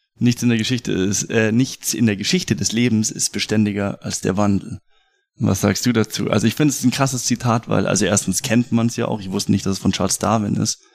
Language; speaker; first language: German; native; German